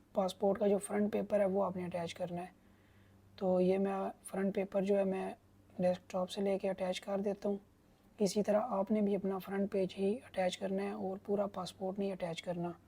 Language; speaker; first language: Urdu; non-native, local second language; Punjabi